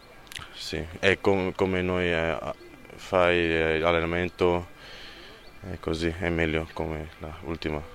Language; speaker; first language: Italian; non-native, learner; German